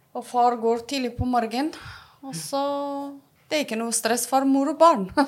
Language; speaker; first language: Norwegian; non-native, fluent; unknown